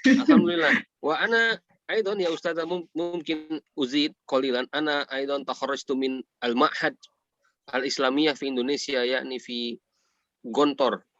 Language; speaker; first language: Arabic; non-native, fluent; Indonesian